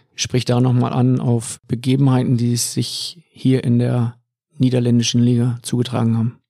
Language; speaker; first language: German; native; German